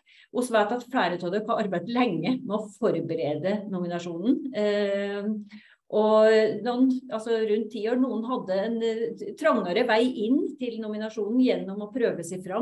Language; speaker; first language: Norwegian; native; Norwegian